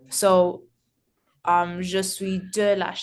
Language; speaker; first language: French; non-native, learner; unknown